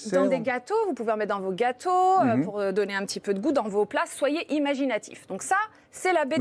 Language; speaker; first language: French; native; French